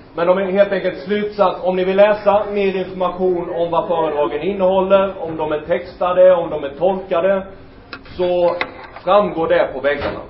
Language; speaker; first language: Swedish; native; Swedish